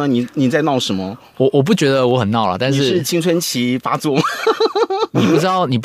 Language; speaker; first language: Chinese; native; Chinese